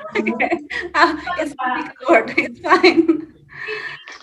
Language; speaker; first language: English; non-native, fluent; Indonesian